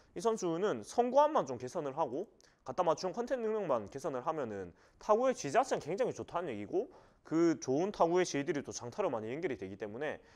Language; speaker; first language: Korean; native; Korean